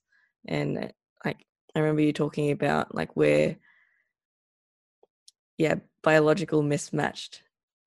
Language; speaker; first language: English; non-native, local second language; Filipino